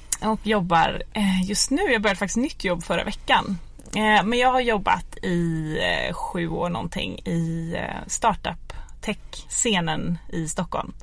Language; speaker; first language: Swedish; native; Swedish